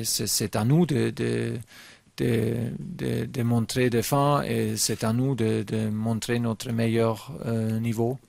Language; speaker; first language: French; non-native, fluent; German